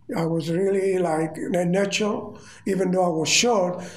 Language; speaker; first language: English; non-native, fluent; Greek